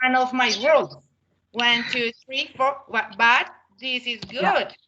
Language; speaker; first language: English; non-native, learner; Spanish